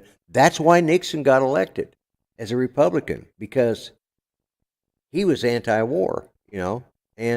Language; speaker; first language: English; native; English